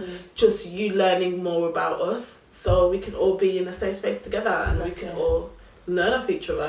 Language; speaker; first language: English; native; English